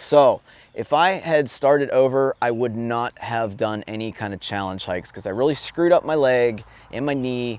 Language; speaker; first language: English; native; English